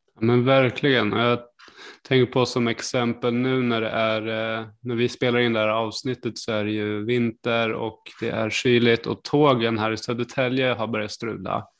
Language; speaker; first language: Swedish; native; Swedish